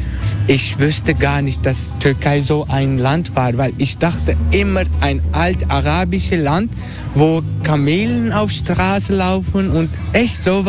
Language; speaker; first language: German; non-native, learner; Turkish